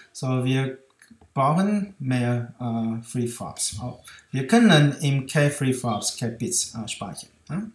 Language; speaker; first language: German; non-native, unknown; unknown